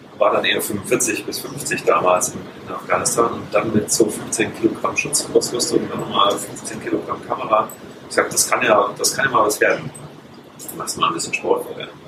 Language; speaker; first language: German; native; German